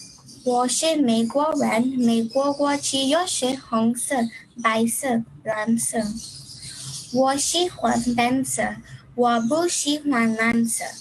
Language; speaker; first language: Chinese; non-native, learner; English